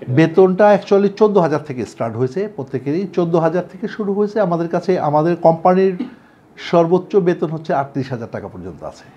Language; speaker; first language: Bangla; native; Bangla